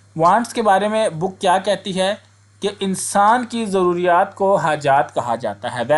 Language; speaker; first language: Urdu; non-native, local second language; Punjabi